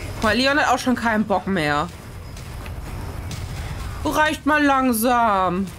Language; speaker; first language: German; native; German